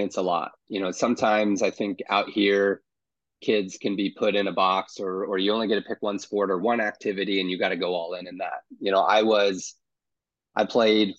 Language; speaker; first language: English; native; English